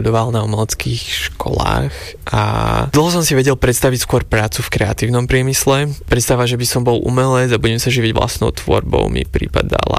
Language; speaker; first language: Slovak; native; Slovak